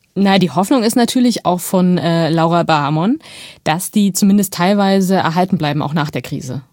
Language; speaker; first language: German; native; German